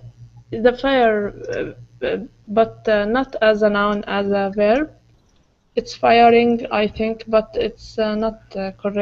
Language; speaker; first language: English; non-native, learner; Arabic